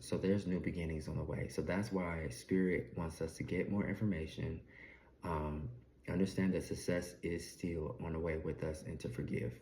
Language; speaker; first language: English; native; English